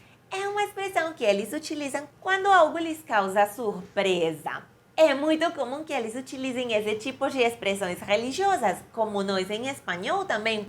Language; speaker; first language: Portuguese; non-native, fluent; Spanish